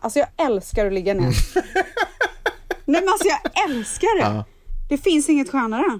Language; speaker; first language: Swedish; native; Swedish